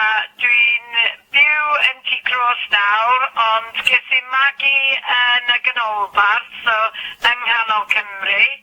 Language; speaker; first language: Welsh; non-native, local second language; English